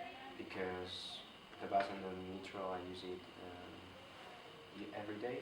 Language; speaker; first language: English; non-native, fluent; Spanish